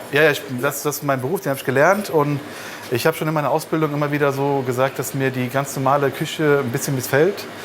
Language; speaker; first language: German; early bilingual, other home language; Russian